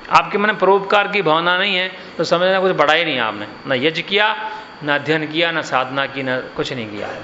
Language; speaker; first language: Hindi; non-native, local second language; Gujarati